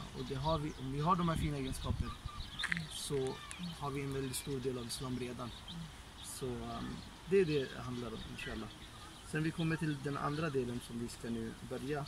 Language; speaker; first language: Swedish; non-native, fluent; Arabic